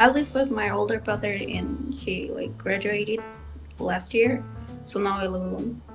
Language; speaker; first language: English; non-native, fluent; Russian